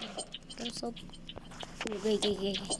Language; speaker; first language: Arabic; native; Arabic